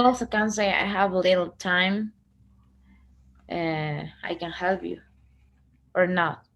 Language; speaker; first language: English; non-native, learner; Spanish